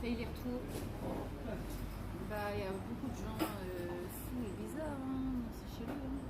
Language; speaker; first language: French; native; French